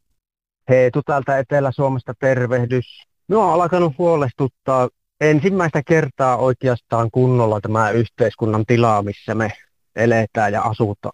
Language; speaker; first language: Finnish; native; Finnish